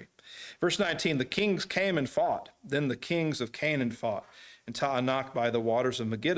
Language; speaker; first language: English; native; English